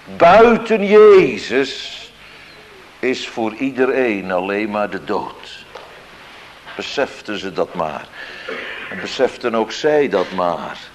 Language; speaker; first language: Dutch; native; Dutch